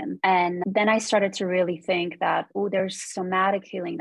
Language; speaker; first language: English; early bilingual, other home language; Polish